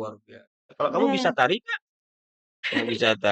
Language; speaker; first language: Indonesian; native; Indonesian